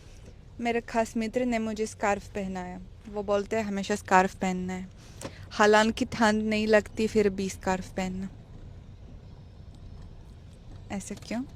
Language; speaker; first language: Hindi; non-native, learner; Russian